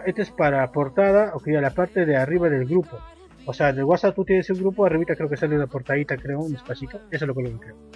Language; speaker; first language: Spanish; native; Spanish